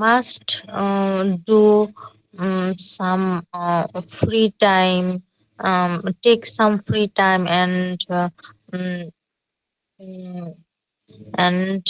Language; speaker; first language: English; non-native, learner; Bangla